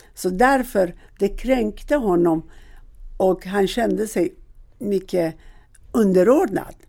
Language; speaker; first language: Swedish; non-native, fluent; Persian